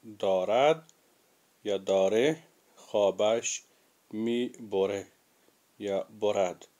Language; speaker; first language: Persian; non-native, fluent; Urdu